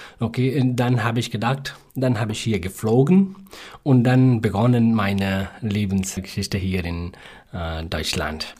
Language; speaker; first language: German; non-native, learner; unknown